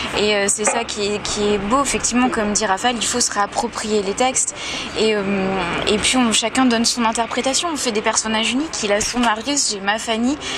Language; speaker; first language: French; native; French